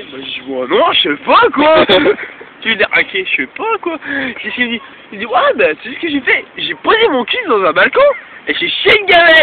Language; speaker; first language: French; native; French